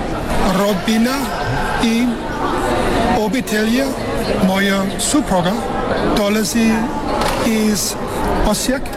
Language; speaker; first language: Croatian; non-native, learner; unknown